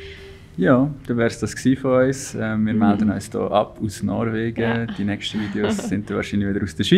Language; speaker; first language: German; native; German